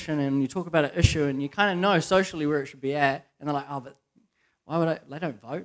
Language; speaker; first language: English; native; English